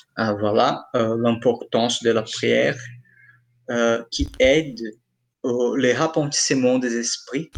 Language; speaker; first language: French; non-native, fluent; Portuguese